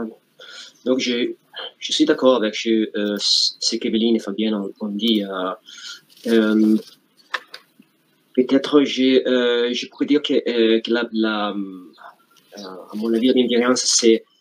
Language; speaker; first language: French; non-native, fluent; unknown